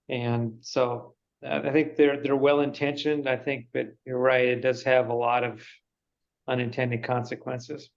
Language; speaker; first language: English; native; English